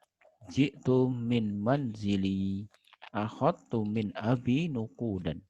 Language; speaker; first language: Arabic; non-native, fluent; Indonesian